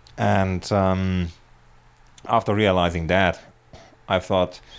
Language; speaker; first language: English; non-native, fluent; German